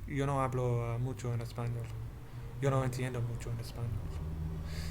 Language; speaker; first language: Spanish; non-native, learner; English